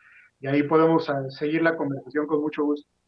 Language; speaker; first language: Spanish; native; Spanish